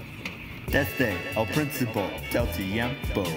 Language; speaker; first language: Spanish; non-native, learner; English